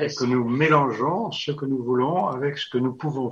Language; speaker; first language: French; native; French